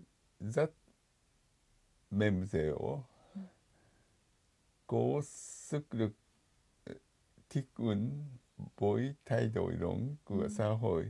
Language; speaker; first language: Vietnamese; non-native, fluent; Japanese